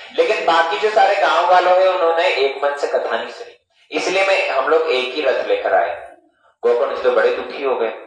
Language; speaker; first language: Hindi; non-native, fluent; English